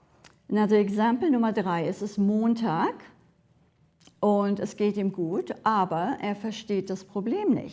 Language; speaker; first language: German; non-native, fluent; English